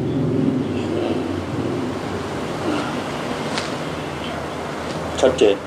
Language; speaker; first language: Thai; native; Thai